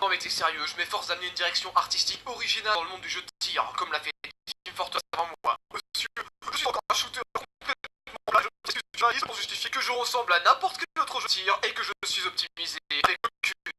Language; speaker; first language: French; native; French